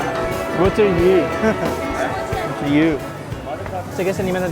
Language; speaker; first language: Chinese; non-native, learner; Urdu